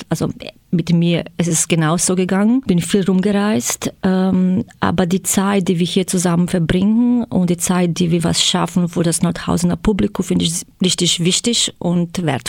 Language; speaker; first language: German; non-native, fluent; Croatian